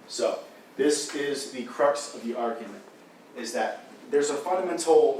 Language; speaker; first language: English; native; English